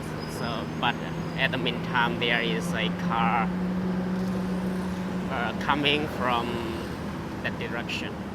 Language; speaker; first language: English; non-native, fluent; Chinese